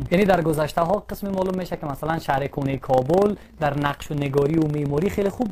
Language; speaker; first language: Persian; native; Persian